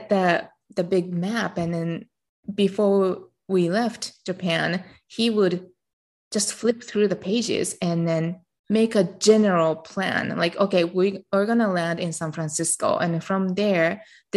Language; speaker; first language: English; non-native, fluent; Japanese